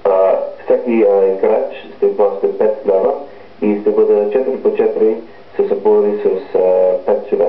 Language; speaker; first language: Bulgarian; non-native, learner; English